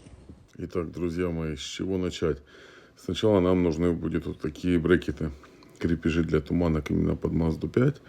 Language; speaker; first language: Russian; native; Russian